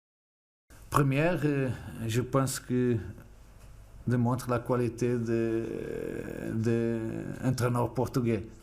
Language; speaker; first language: French; non-native, fluent; Portuguese